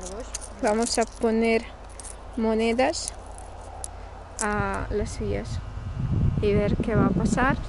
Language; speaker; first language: Spanish; non-native, fluent; Russian